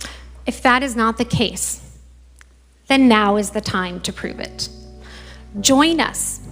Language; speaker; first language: English; early bilingual, other home language; Persian